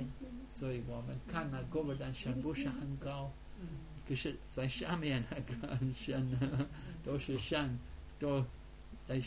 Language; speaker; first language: Chinese; non-native, fluent; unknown